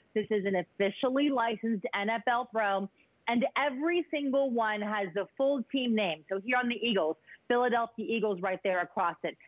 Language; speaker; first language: English; native; English